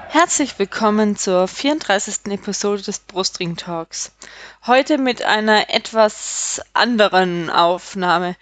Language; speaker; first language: German; native; German